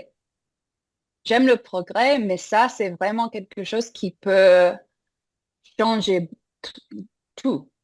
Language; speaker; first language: French; non-native, fluent; English